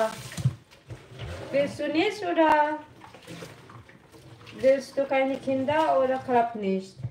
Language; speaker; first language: German; non-native, learner; Filipino